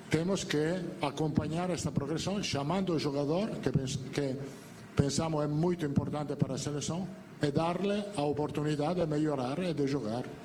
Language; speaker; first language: Portuguese; non-native, fluent; Italian